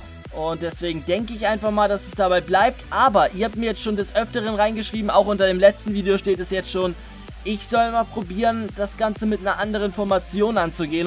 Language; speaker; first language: German; native; German